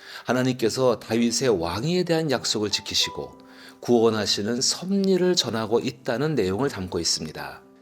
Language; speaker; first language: Korean; native; Korean